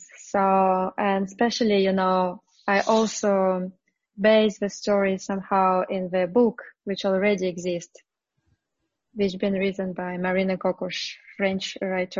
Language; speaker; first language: English; non-native, fluent; Russian